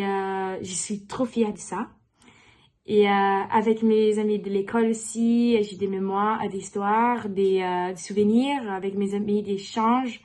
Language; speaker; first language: French; non-native, learner; Portuguese